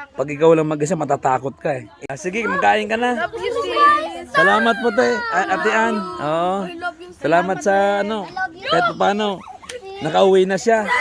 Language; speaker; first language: Filipino; non-native, local second language; Bikol